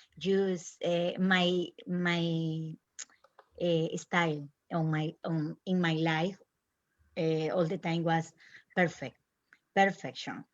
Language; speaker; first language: English; non-native, learner; Spanish